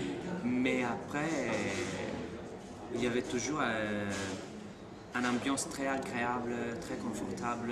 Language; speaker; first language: French; non-native, fluent; Italian